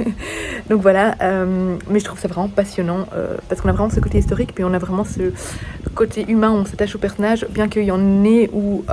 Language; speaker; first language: French; native; French